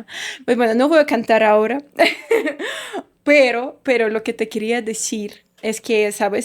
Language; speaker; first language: Spanish; non-native, fluent; Russian